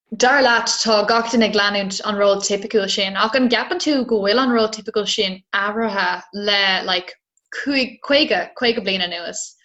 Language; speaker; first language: Irish; non-native, local second language; English